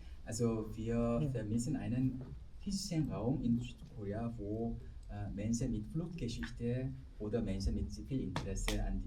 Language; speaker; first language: German; non-native, fluent; Korean